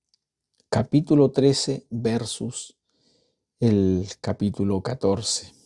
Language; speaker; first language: Spanish; native; Spanish